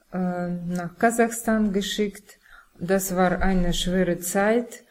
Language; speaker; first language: German; non-native, fluent; Russian